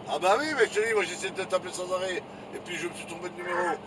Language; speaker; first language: French; native; French